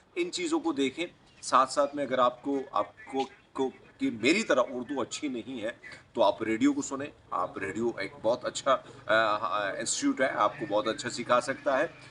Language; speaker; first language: Urdu; non-native, local second language; Pashto